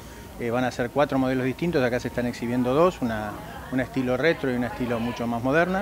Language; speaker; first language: Spanish; native; Spanish